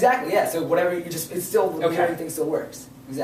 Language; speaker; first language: English; native; English